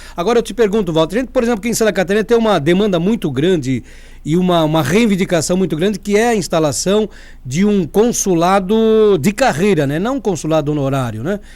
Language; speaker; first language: Portuguese; native; Portuguese